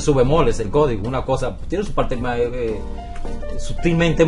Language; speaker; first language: Spanish; native; Spanish